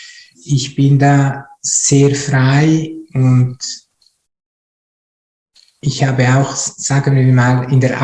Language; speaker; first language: German; non-native, fluent; Italian